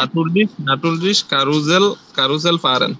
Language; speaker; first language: German; non-native, learner; Bangla